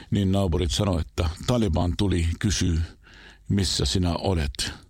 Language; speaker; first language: Finnish; non-native, fluent; Arabic